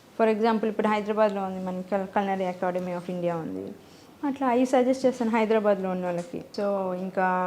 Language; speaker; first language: Telugu; native; Telugu